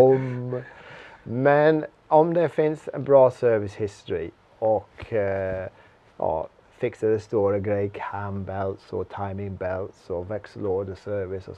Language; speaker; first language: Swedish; non-native, learner; English